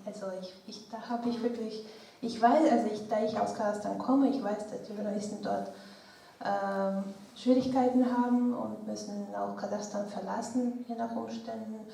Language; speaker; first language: German; non-native, fluent; Russian